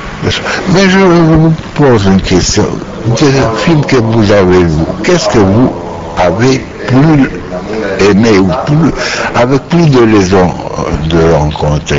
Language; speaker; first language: French; non-native, learner; Romanian